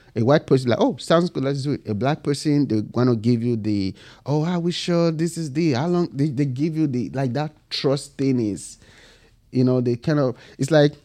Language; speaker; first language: English; non-native, local second language; Bini